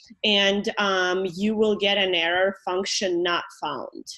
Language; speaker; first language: English; non-native, fluent; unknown